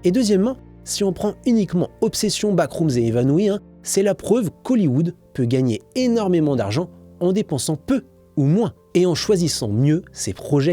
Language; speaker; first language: French; native; French